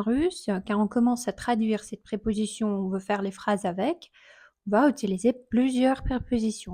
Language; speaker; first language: French; non-native, fluent; Russian